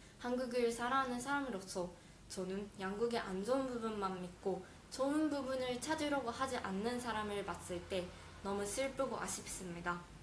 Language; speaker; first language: Korean; non-native, fluent; Japanese